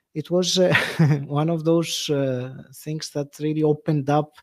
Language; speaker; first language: English; non-native, fluent; Greek